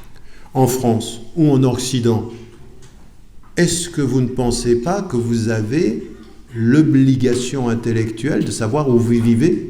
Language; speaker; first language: French; native; French